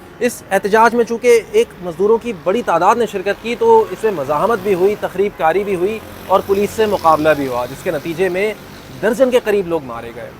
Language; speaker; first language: Urdu; native; Urdu